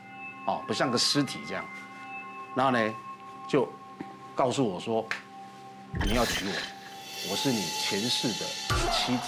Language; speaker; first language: Chinese; native; Chinese